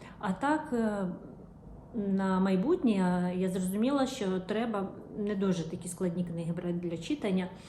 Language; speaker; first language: Ukrainian; non-native, local second language; Russian